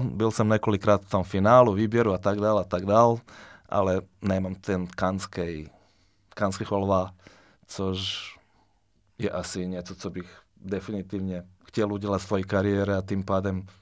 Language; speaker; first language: Czech; non-native, fluent; Serbian